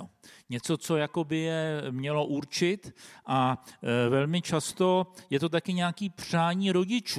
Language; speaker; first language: Czech; native; Czech